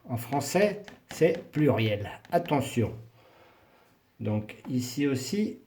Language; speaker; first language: French; non-native, fluent; Spanish